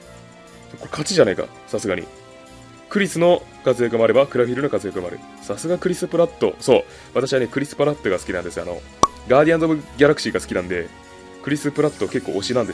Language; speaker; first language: Japanese; native; Japanese